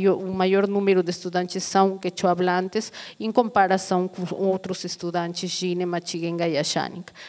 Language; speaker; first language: Portuguese; non-native, fluent; Aymara